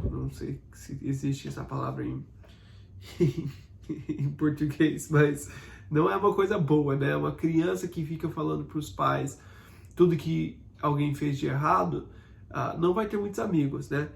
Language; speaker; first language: Portuguese; non-native, fluent; English